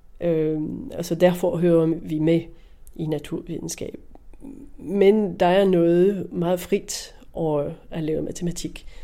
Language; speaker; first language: Danish; non-native, fluent; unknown